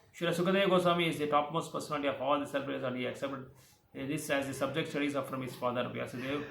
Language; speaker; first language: English; non-native, local second language; Kannada